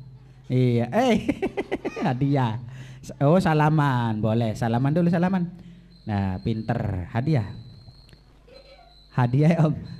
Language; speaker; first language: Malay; non-native, local second language; Javanese